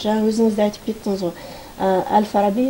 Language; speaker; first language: Kazakh; native; Kazakh